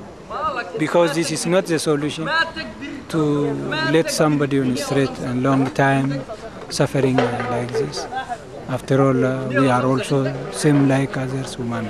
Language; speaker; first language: English; non-native, learner; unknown